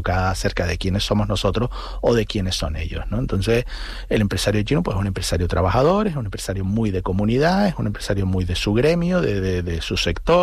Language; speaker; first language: Spanish; native; Spanish